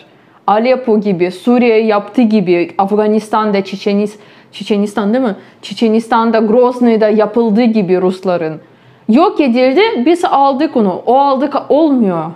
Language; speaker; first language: Turkish; non-native, fluent; Ukrainian